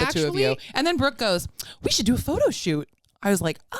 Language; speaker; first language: English; native; English